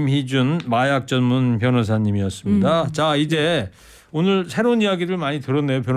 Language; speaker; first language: Korean; native; Korean